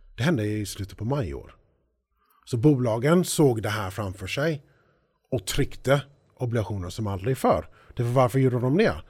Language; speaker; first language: Swedish; early bilingual, heritage; English